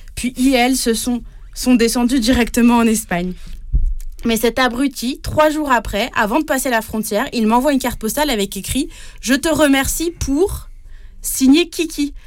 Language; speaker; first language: French; native; French